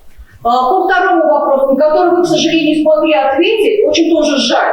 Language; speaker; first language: Russian; native; Russian